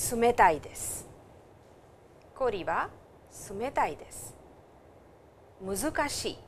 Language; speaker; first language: Japanese; non-native, fluent; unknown